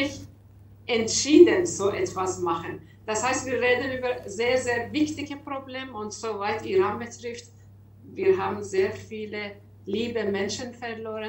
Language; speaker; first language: German; non-native, learner; Persian